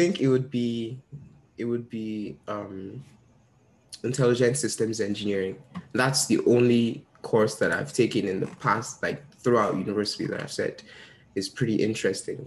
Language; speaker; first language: English; non-native, local second language; Yoruba